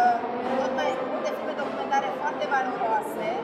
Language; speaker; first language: Romanian; non-native, local second language; Hungarian